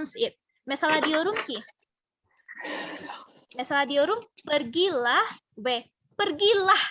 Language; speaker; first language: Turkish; non-native, fluent; Indonesian